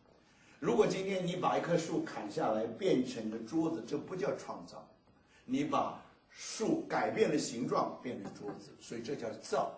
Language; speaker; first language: Chinese; native; Chinese